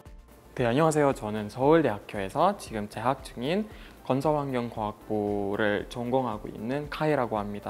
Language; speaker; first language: Korean; non-native, fluent; Indonesian